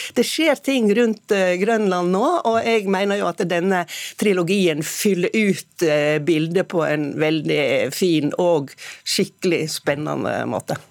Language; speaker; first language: Norwegian; native; Norwegian